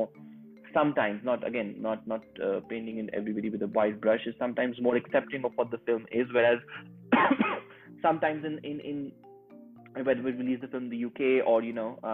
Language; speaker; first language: English; non-native, local second language; Urdu